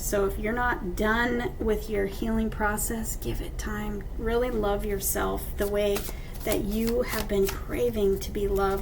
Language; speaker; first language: English; native; English